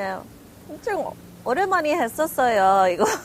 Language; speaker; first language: Korean; early bilingual, heritage; English